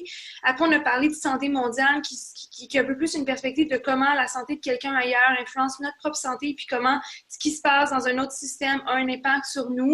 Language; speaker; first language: French; native; French